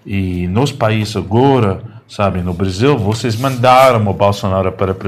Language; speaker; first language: Portuguese; non-native, learner; English